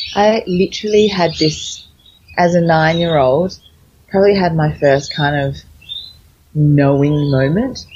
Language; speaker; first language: English; early bilingual, other home language; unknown